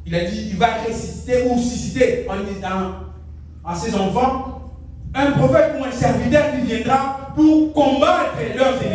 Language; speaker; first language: French; non-native, local second language; Lingala